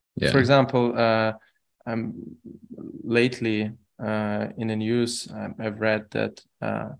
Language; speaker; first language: English; non-native, fluent; Russian